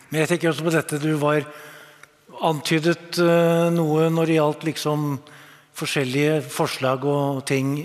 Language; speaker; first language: Norwegian; native; Norwegian